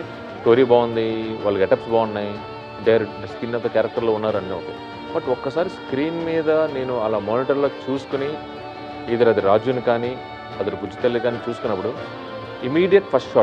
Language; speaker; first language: Telugu; native; Telugu